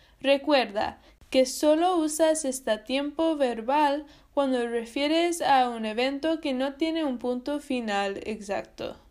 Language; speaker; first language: Spanish; non-native, learner; English